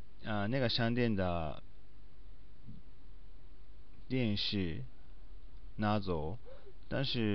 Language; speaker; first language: Chinese; non-native, learner; Japanese